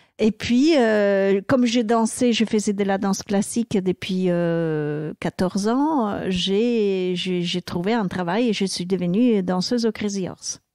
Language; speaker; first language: French; non-native, fluent; Italian